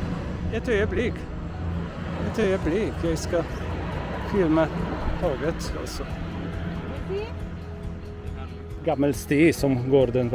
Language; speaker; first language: Swedish; non-native, fluent; Polish